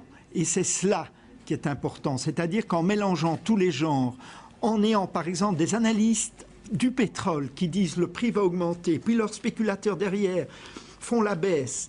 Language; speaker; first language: French; native; French